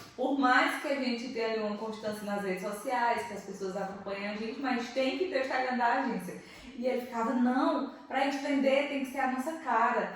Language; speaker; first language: Portuguese; native; Portuguese